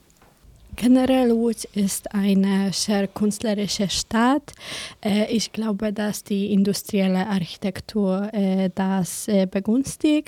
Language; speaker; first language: German; non-native, learner; Polish